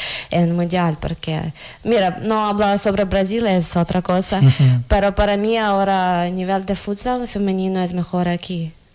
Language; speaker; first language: Spanish; non-native, learner; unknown